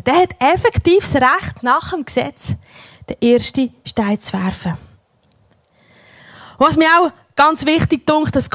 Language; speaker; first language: German; native; German